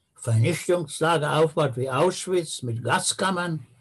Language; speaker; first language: German; native; German